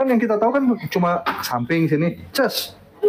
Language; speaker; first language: Indonesian; native; Indonesian